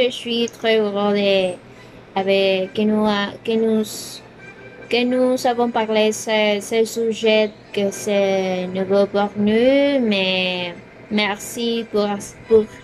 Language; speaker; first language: French; non-native, learner; Spanish